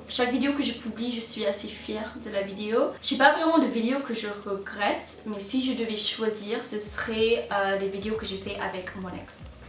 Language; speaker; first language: French; non-native, fluent; English